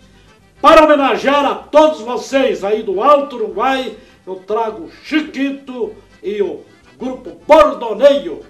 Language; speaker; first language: Portuguese; native; Portuguese